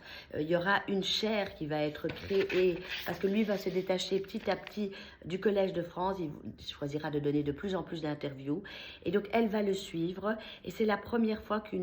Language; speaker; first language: French; native; French